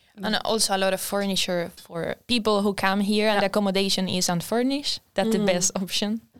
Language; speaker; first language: English; non-native, fluent; Spanish